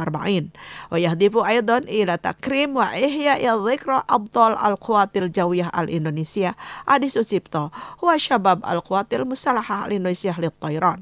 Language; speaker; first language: Arabic; non-native, fluent; Indonesian